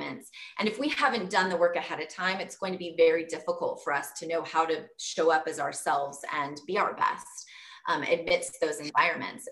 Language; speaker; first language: English; native; English